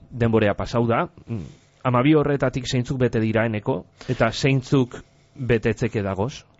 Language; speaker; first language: Basque; native; Basque